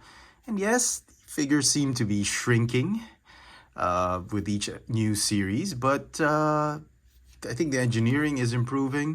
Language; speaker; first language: English; native; English